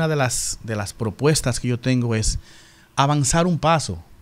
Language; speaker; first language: Spanish; native; Spanish